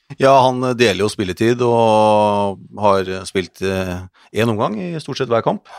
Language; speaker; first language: Norwegian; native; Norwegian